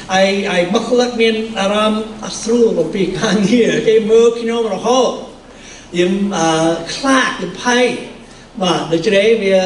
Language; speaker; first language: Khmer; native; Khmer